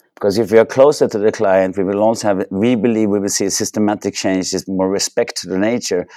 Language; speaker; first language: English; non-native, fluent; Swedish